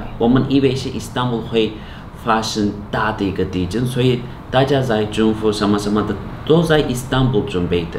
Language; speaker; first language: Chinese; non-native, fluent; Turkish